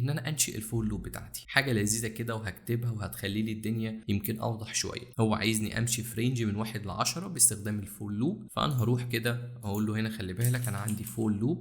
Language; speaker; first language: Arabic; native; Arabic